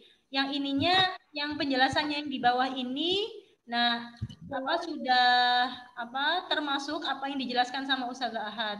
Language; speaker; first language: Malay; non-native, local second language; Javanese